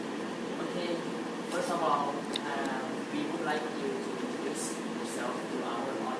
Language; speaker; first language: English; non-native, learner; Thai